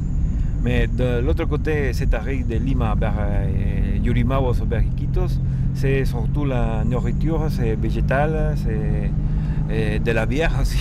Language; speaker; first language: French; non-native, fluent; Spanish